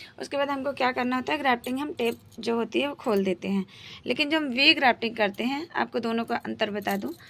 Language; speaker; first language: Hindi; native; Hindi